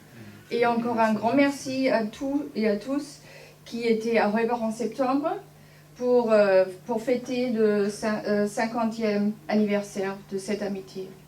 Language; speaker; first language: French; non-native, fluent; German